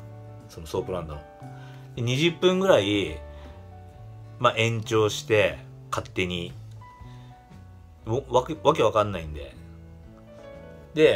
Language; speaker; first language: Japanese; native; Japanese